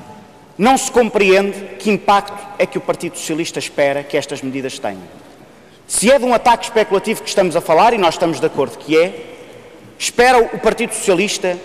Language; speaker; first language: Portuguese; native; Portuguese